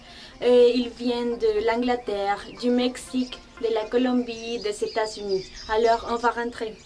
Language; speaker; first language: French; non-native, learner; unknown